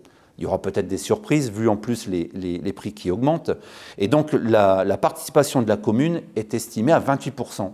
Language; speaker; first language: French; native; French